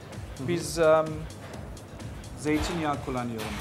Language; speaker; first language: Turkish; non-native, learner; English